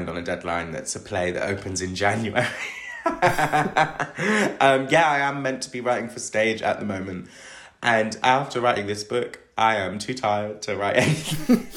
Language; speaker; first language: English; native; English